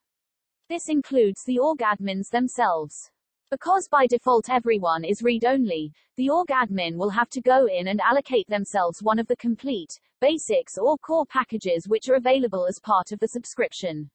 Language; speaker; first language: English; native; English